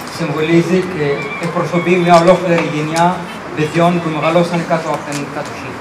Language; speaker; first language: Greek; non-native, fluent; Arabic